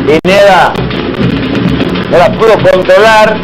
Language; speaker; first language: Spanish; native; Spanish